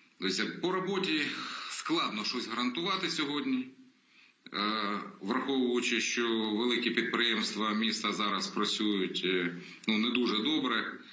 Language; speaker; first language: Ukrainian; native; Ukrainian